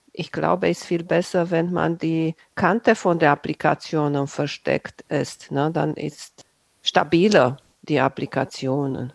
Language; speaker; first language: German; non-native, fluent; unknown